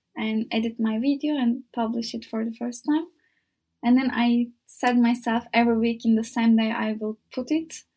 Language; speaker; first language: English; non-native, learner; Turkish